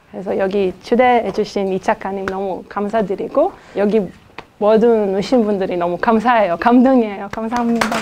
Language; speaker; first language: Korean; non-native, fluent; Hebrew